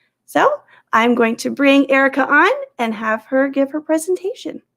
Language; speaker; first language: English; native; English